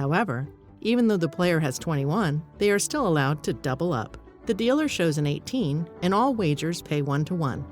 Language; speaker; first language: English; native; English